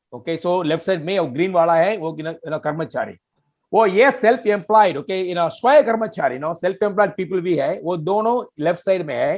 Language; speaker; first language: Hindi; non-native, fluent; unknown